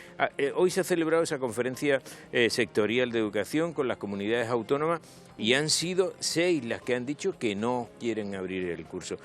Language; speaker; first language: Spanish; native; Spanish